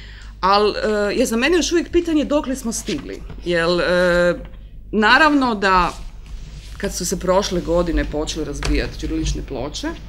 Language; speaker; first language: Croatian; native; Croatian